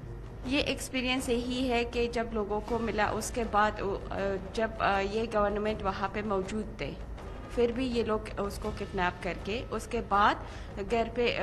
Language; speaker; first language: Hindi; non-native, fluent; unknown